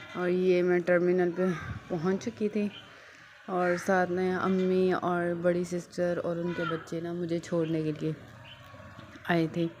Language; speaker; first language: Urdu; native; Urdu